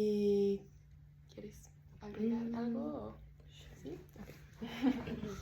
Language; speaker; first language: Spanish; non-native, learner; English